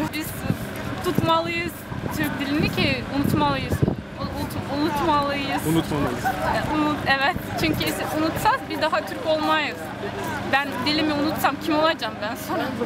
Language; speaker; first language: Turkish; early bilingual, heritage; Turkish